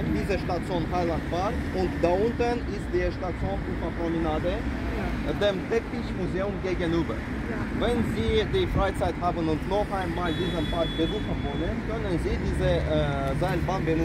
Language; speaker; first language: German; non-native, fluent; Azerbaijani